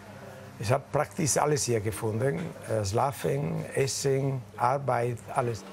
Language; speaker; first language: German; non-native, learner; Italian